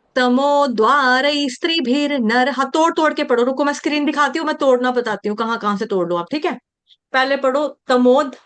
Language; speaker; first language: Hindi; native; Hindi